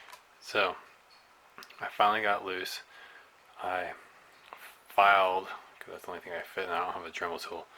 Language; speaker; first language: English; native; English